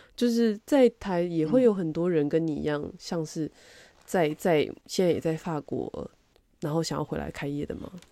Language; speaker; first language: Chinese; native; Chinese